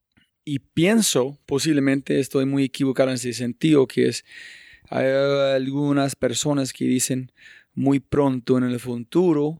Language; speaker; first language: Spanish; non-native, fluent; English